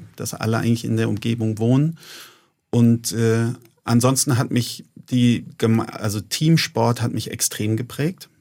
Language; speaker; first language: German; native; German